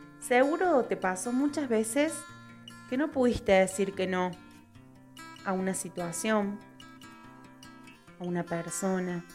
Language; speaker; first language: Spanish; native; Spanish